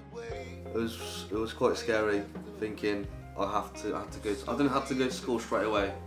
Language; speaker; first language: English; early bilingual, other home language; Polish